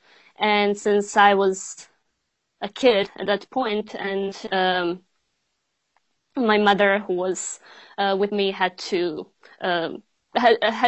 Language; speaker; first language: English; non-native, fluent; Bosnian